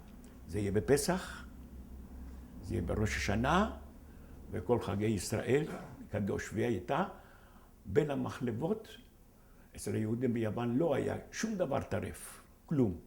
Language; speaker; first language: Hebrew; non-native, fluent; Ladino